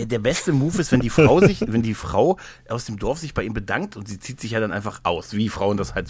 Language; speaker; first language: German; native; German